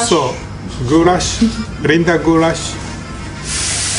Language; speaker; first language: German; non-native, learner; Japanese